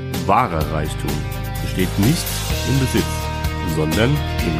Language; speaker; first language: German; native; German